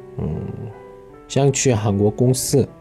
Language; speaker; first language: Chinese; non-native, learner; Korean